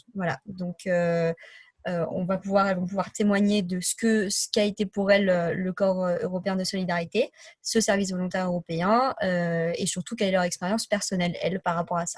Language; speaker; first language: French; native; French